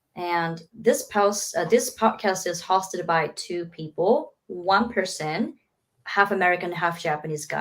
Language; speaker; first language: English; non-native, fluent; Japanese